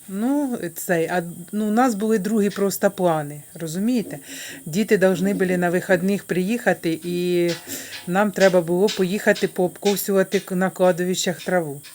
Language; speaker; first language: Ukrainian; native; Ukrainian